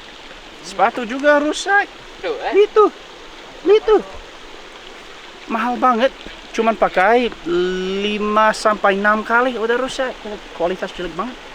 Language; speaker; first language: Indonesian; non-native, learner; English